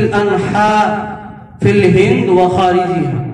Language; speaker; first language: Arabic; non-native, fluent; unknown